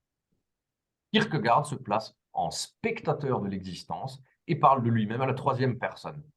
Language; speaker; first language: French; native; French